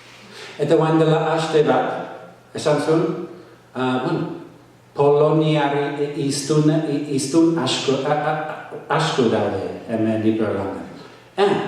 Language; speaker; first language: Basque; non-native, learner; English